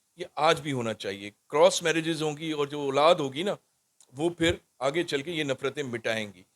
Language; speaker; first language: Urdu; non-native, local second language; Sindhi